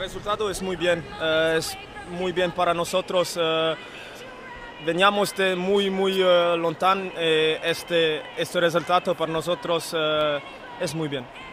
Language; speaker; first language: Spanish; non-native, learner; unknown